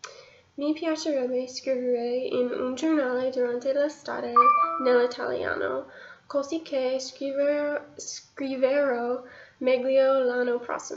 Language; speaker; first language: Italian; non-native, learner; English